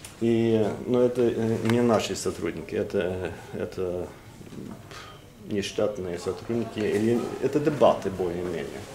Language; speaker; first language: Russian; non-native, fluent; Norwegian